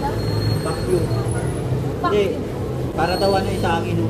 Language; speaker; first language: Filipino; native; Filipino